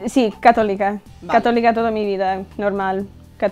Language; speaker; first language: Spanish; early bilingual, heritage; English